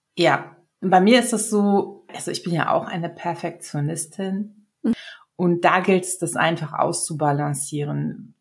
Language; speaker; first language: German; early bilingual, other home language; Serbian